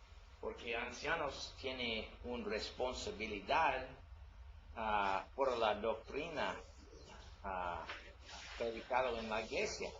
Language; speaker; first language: Spanish; non-native, learner; English